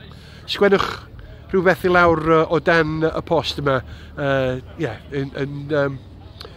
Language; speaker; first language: Welsh; non-native, local second language; English